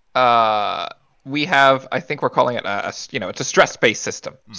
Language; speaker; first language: English; native; English